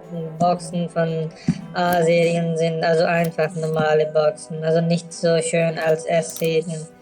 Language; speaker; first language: German; non-native, fluent; Urdu